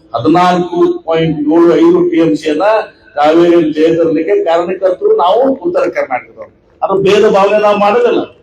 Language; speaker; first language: Kannada; native; Kannada